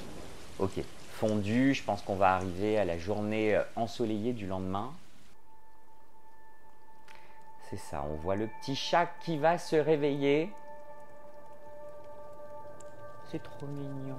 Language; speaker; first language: French; native; French